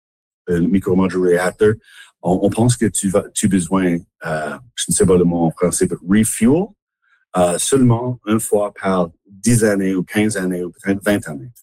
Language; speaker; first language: French; non-native, local second language; English